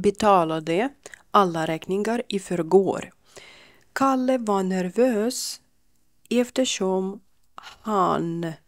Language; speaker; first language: Swedish; non-native, fluent; Ukrainian